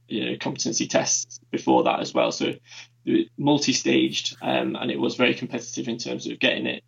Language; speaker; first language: English; native; English